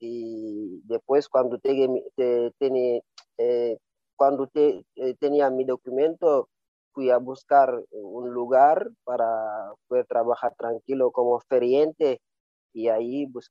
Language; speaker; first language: Spanish; non-native, learner; Wolof